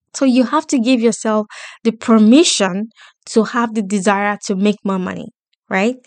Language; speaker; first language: English; non-native, local second language; Yoruba